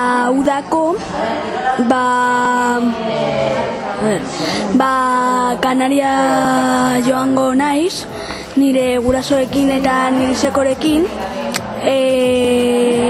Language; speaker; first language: Basque; non-native, local second language; Spanish